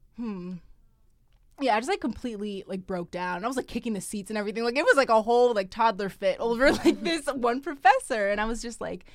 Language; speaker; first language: English; native; English